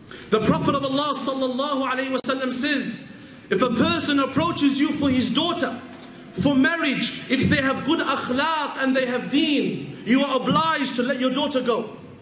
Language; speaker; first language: English; native; English